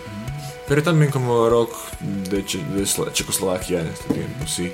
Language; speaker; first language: Spanish; non-native, fluent; Slovak